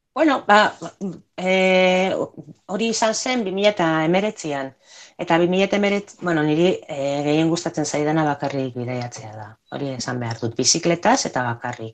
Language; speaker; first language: Basque; non-native, local second language; Spanish